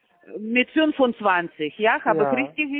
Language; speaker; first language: German; non-native, learner; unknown